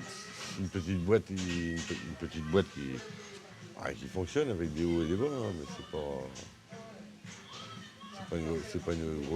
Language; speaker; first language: French; native; French